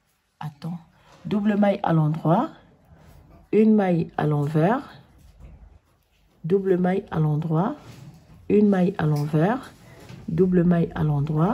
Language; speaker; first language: French; native; French